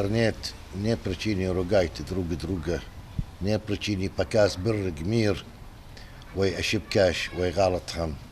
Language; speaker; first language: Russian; non-native, learner; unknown